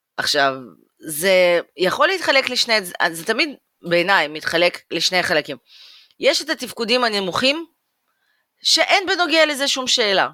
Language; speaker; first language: Hebrew; early bilingual, other home language; Russian